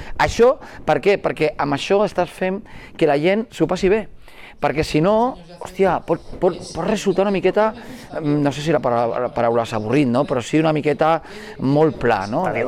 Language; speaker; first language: Catalan; non-native, local second language; Spanish